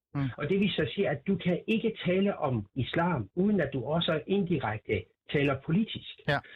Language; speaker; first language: Danish; non-native, fluent; Persian